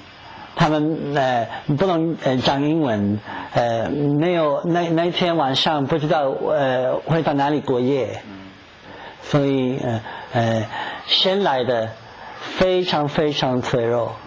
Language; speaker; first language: Chinese; non-native, fluent; English